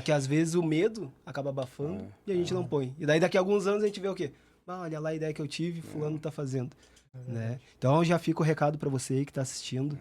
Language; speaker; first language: Portuguese; native; Portuguese